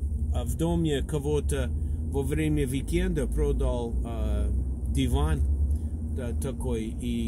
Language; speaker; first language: Russian; non-native, learner; English